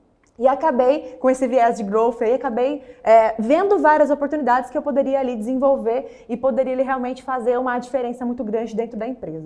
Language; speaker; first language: Portuguese; native; Portuguese